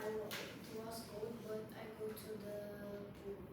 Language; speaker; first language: English; non-native, learner; Portuguese